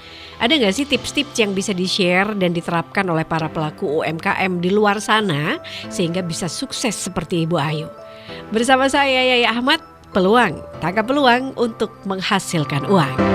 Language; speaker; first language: Indonesian; native; Indonesian